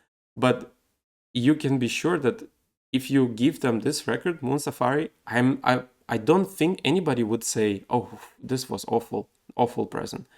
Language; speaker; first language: English; non-native, fluent; Russian